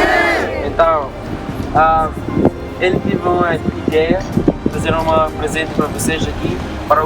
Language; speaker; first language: Portuguese; non-native, local second language; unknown